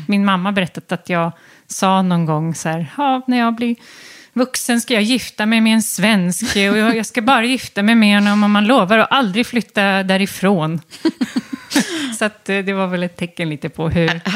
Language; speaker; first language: Swedish; native; Swedish